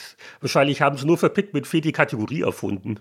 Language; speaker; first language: German; native; German